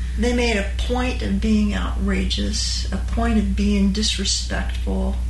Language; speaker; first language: English; native; English